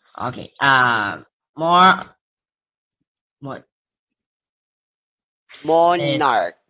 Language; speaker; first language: English; non-native, learner; Chinese